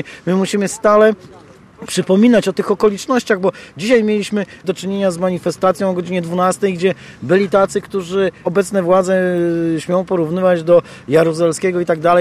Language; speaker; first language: Polish; native; Polish